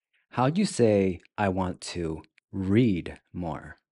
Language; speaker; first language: English; native; English